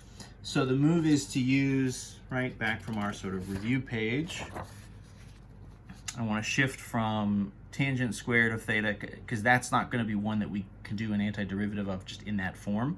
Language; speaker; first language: English; native; English